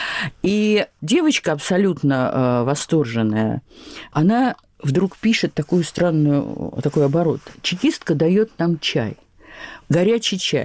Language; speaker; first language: Russian; native; Russian